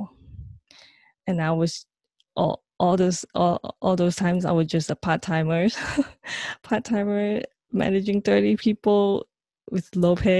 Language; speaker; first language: English; non-native, local second language; Chinese